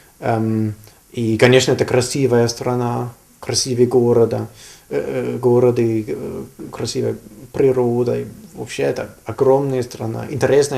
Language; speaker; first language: Russian; non-native, learner; German